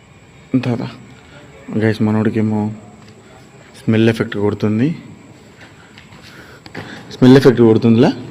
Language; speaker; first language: Telugu; native; Telugu